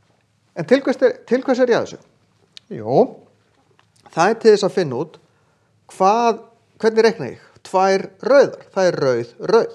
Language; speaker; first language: Icelandic; native; Icelandic